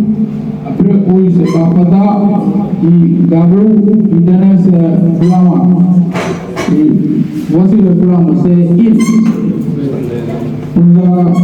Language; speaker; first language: French; non-native, learner; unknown